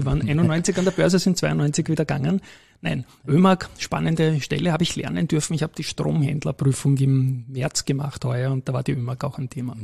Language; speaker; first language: German; native; German